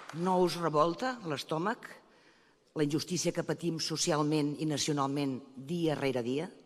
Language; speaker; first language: Catalan; native; Catalan